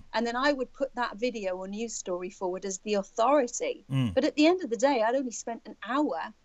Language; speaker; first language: English; native; English